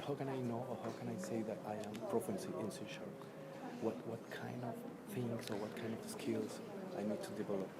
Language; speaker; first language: English; non-native, learner; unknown